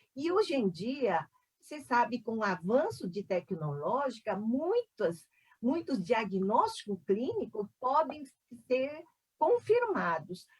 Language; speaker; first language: Portuguese; non-native, fluent; Korean